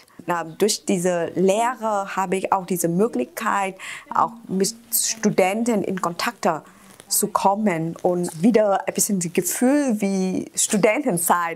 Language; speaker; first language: German; non-native, fluent; Vietnamese